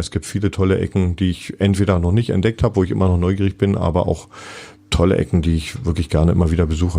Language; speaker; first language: German; native; German